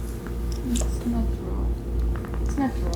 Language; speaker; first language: English; non-native, learner; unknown